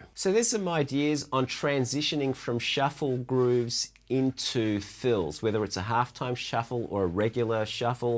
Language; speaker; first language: English; native; English